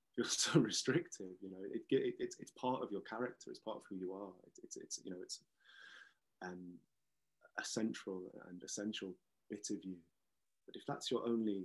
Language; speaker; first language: English; native; English